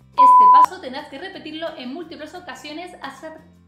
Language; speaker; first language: Spanish; native; Spanish